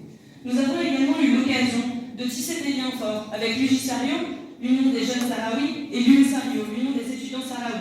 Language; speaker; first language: French; native; French